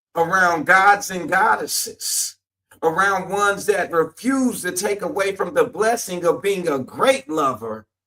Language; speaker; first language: English; native; English